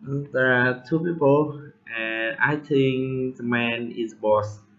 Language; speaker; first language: English; non-native, learner; Vietnamese